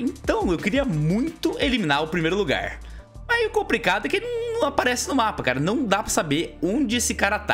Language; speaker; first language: Portuguese; native; Portuguese